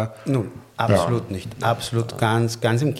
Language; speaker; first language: German; native; German